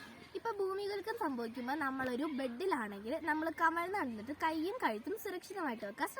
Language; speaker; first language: Malayalam; native; Malayalam